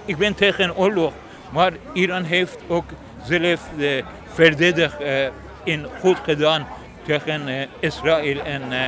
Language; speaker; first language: Dutch; non-native, learner; Persian